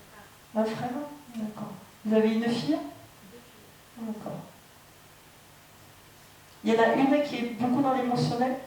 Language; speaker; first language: French; native; French